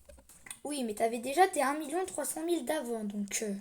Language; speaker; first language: French; native; French